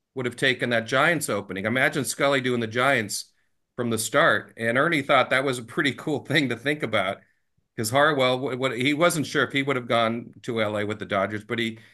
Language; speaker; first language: English; native; English